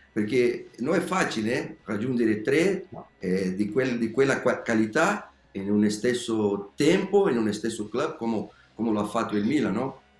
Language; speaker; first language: Italian; non-native, learner; Spanish